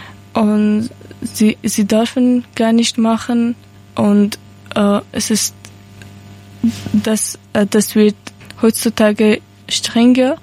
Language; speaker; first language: German; non-native, learner; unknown